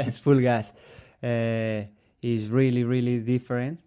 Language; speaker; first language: English; non-native, learner; Spanish